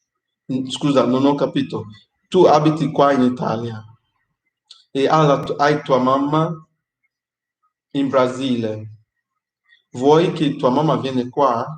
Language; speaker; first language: Italian; non-native, fluent; English